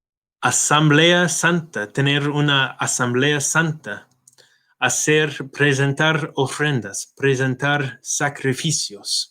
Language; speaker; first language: Spanish; non-native, fluent; English